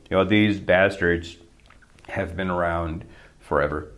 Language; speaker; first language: English; non-native, fluent; Czech